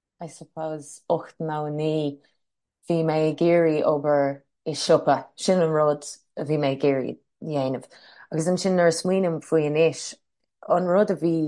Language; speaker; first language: Irish; non-native, local second language; English